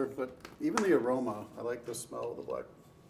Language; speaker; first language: English; native; English